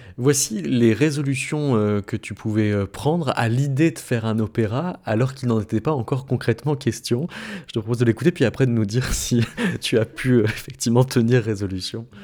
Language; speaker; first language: French; native; French